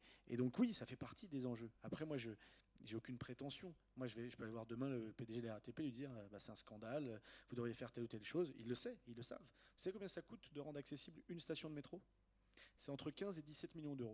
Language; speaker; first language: French; native; French